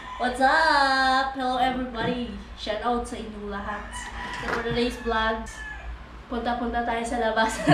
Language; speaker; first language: Filipino; non-native, local second language; Bikol